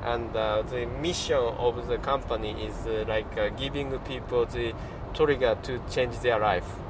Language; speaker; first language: English; non-native, learner; Japanese